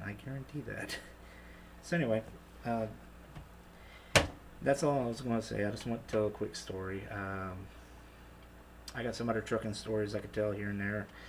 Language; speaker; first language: English; native; English